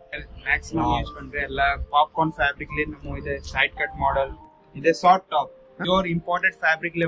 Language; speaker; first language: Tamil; non-native, learner; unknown